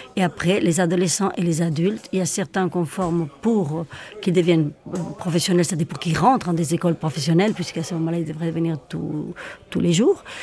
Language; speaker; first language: French; non-native, fluent; Spanish